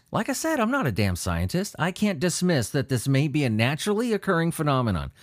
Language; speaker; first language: English; native; English